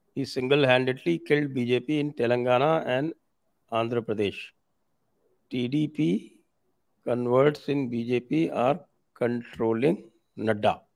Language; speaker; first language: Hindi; native; Hindi